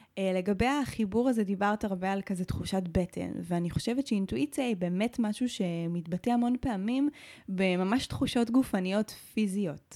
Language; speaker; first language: Hebrew; native; Hebrew